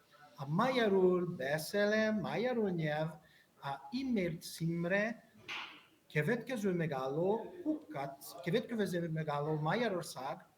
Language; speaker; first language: Hungarian; non-native, learner; Portuguese